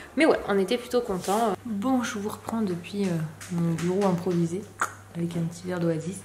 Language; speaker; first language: French; native; French